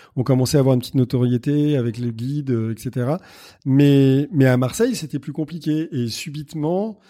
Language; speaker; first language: French; native; French